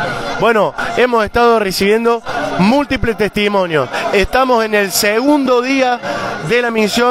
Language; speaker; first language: Spanish; native; Spanish